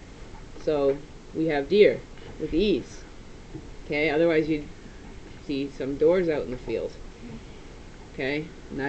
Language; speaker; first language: English; native; English